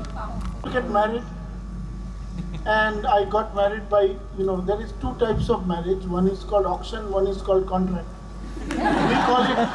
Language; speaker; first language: English; non-native, local second language; Bangla